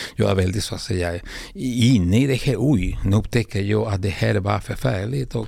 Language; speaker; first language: Swedish; non-native, fluent; Spanish